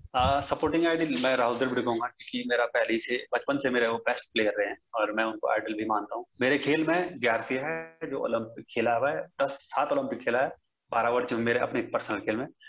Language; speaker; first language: Hindi; native; Hindi